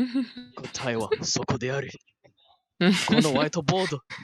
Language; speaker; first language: Japanese; non-native, learner; Malay